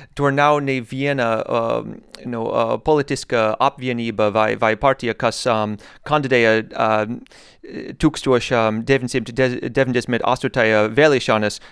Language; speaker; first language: Latvian; non-native, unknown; English